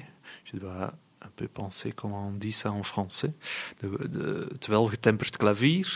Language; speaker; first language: French; non-native, local second language; Dutch